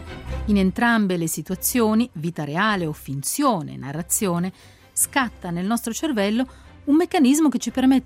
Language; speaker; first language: Italian; native; Italian